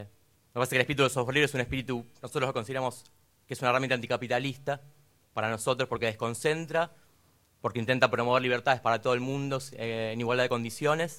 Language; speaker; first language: Spanish; native; Spanish